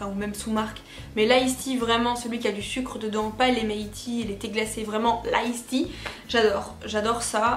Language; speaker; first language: French; native; French